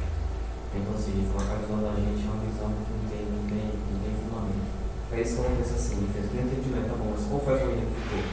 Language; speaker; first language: Portuguese; native; Portuguese